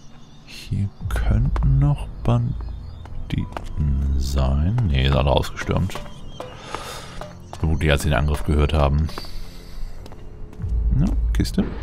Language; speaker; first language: German; native; German